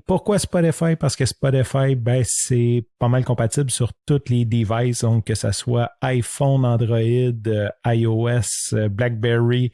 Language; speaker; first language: French; native; French